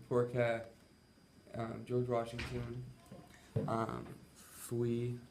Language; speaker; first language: Spanish; non-native, learner; English